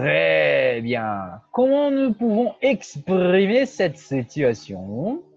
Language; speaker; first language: French; non-native, fluent; Portuguese